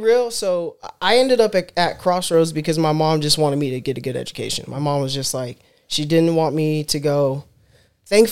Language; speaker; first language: English; native; English